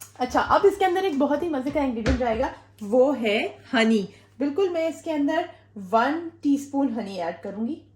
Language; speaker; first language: Hindi; native; Hindi